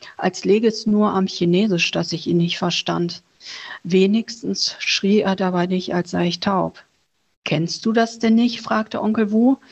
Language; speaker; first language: German; early bilingual, other home language; Chinese